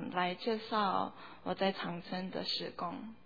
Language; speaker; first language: Chinese; early bilingual, heritage; Chinese